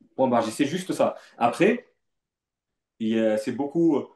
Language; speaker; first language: French; native; French